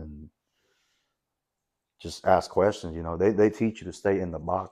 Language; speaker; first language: English; native; English